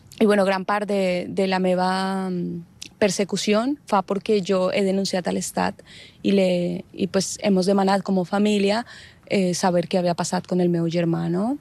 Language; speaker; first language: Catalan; non-native, fluent; Spanish